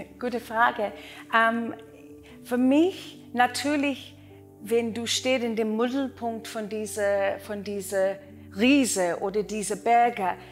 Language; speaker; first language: German; non-native, learner; Afrikaans